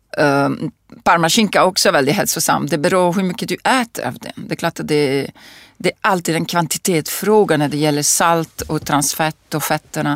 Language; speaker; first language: Swedish; non-native, fluent; Italian